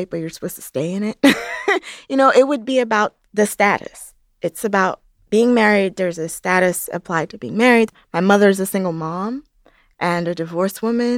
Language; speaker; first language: English; non-native, local second language; Yoruba